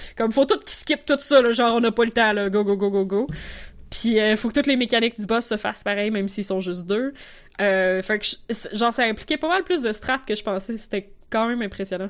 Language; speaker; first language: French; native; French